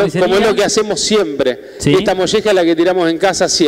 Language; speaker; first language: Spanish; native; Spanish